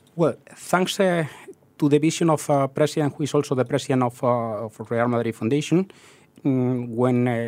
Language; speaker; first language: English; non-native, fluent; Spanish